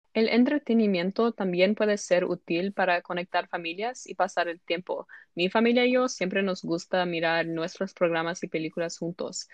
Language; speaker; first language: Spanish; non-native, learner; English